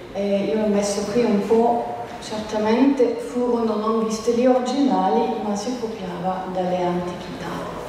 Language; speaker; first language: Italian; non-native, fluent; German